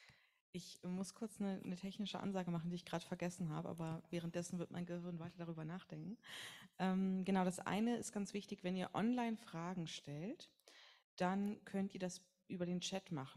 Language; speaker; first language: German; native; German